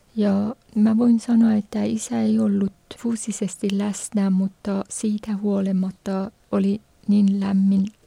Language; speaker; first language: Finnish; non-native, fluent; Persian